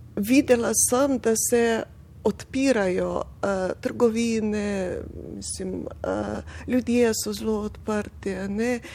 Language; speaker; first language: Slovenian; non-native, fluent; Russian